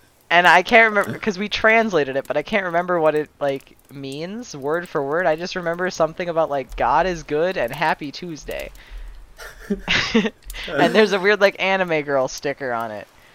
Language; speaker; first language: English; native; English